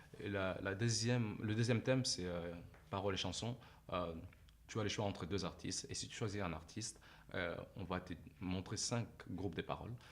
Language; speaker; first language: French; non-native, local second language; Lingala